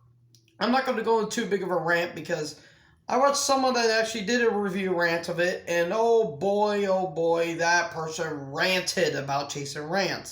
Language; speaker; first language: English; native; English